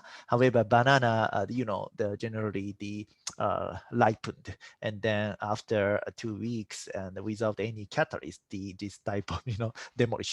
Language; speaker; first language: English; non-native, fluent; Japanese